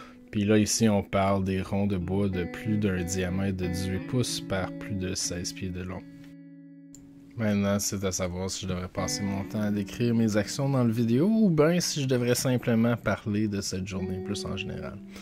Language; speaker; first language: French; native; French